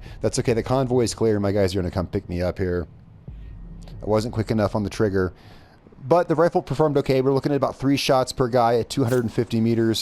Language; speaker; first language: English; native; English